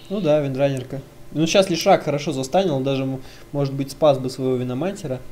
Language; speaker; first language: Russian; native; Russian